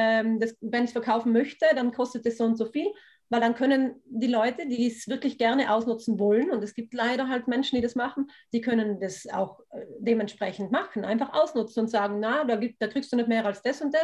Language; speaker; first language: German; native; German